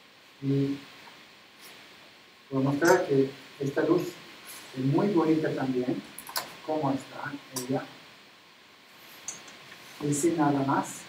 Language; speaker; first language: Spanish; non-native, fluent; Italian